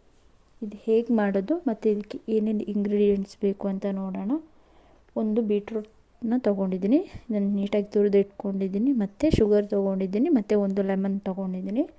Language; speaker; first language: Kannada; native; Kannada